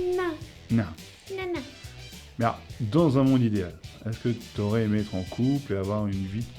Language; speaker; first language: French; native; French